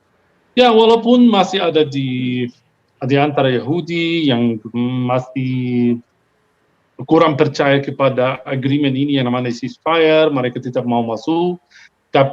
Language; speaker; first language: Indonesian; non-native, fluent; Hebrew